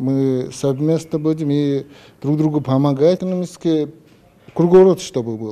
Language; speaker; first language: Russian; non-native, fluent; Mongolian